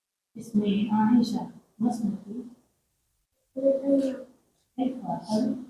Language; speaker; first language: Arabic; non-native, learner; Indonesian